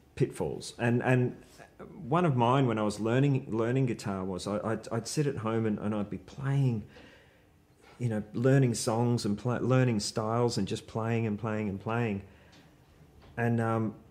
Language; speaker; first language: English; native; English